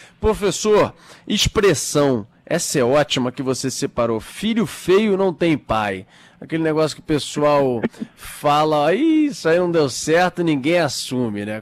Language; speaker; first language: Portuguese; native; Portuguese